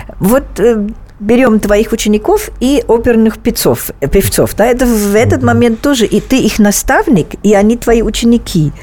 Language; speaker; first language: Russian; non-native, fluent; German